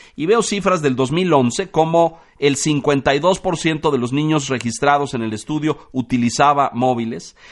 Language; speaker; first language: Spanish; native; Spanish